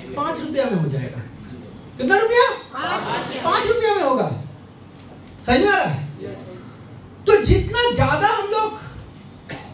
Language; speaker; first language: Hindi; non-native, local second language; Bangla